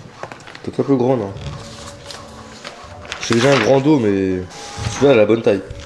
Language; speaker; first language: French; native; French